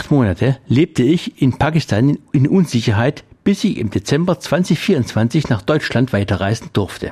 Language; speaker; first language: German; native; German